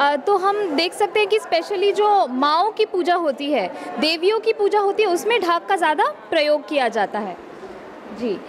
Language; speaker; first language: Hindi; non-native, local second language; Bangla